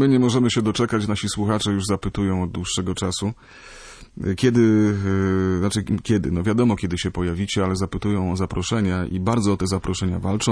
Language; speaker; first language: Polish; native; Polish